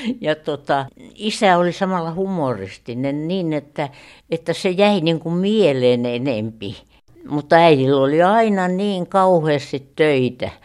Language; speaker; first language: Finnish; native; Finnish